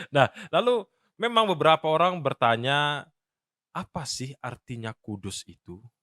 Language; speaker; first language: Indonesian; native; Indonesian